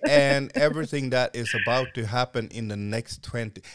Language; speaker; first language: English; non-native, fluent; Swedish